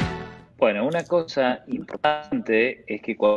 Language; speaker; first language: Spanish; native; Spanish